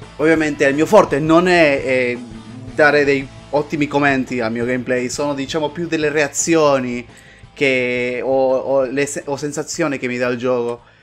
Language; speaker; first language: Italian; non-native, fluent; Spanish